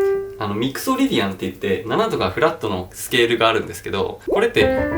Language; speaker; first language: Japanese; native; Japanese